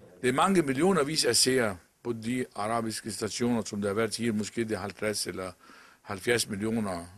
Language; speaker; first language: Danish; non-native, local second language; Arabic